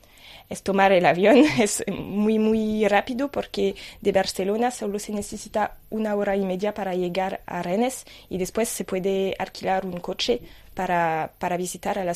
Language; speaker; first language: Spanish; non-native, fluent; French